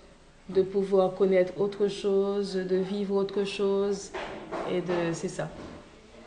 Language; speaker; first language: French; non-native, local second language; Haitian Creole